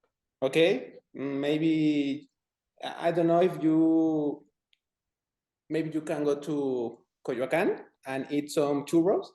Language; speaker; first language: English; non-native, fluent; Spanish